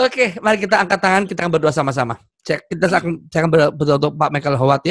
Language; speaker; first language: Indonesian; native; Indonesian